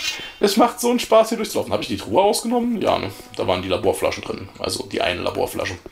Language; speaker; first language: German; native; German